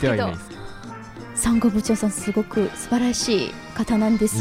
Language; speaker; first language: Japanese; non-native, fluent; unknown